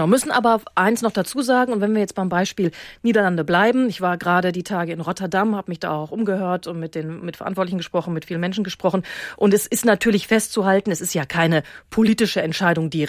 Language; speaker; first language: German; native; German